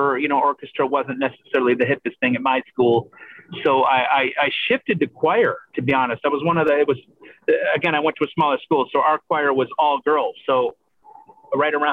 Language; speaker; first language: English; native; English